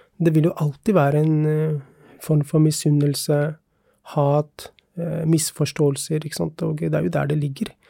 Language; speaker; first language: Norwegian; early bilingual, other home language; Urdu